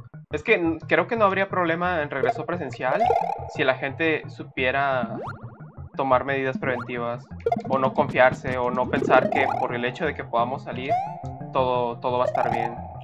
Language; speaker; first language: Spanish; native; Spanish